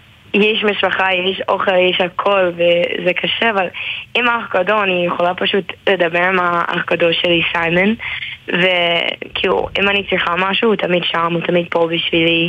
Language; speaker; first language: Hebrew; non-native, learner; English